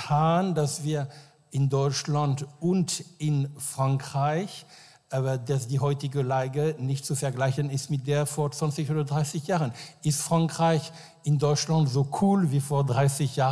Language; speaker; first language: German; non-native, fluent; French